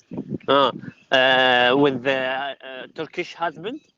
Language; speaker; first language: English; non-native, learner; Arabic